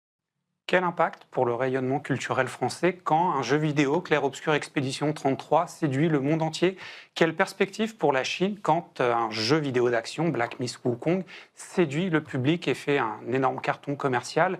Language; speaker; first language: French; native; French